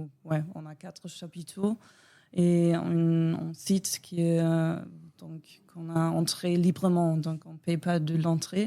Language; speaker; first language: French; non-native, learner; German